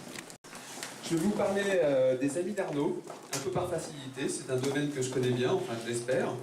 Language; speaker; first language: French; native; French